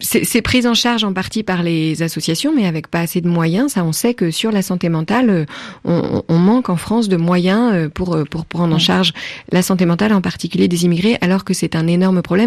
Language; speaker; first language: French; native; French